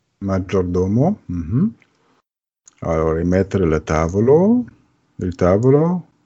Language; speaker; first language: Italian; non-native, learner; German